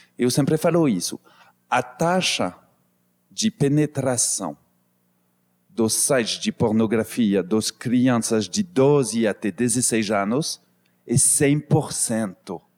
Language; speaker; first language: Portuguese; non-native, fluent; French